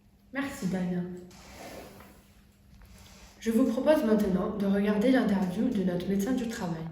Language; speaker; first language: French; native; French